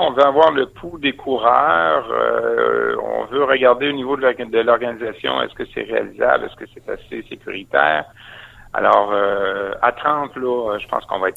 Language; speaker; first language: French; native; French